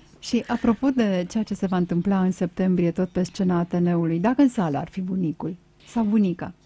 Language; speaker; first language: Romanian; native; Romanian